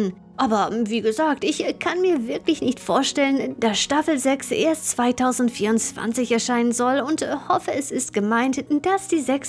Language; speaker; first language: German; native; German